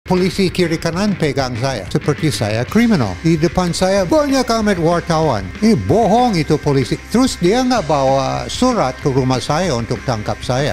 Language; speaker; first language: Indonesian; non-native, fluent; English